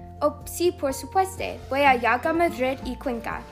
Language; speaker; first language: Spanish; non-native, learner; English